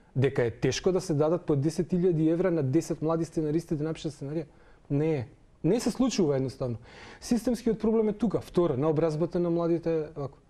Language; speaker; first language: Macedonian; non-native, local second language; Serbian